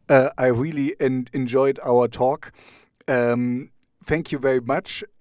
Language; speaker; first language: English; non-native, fluent; German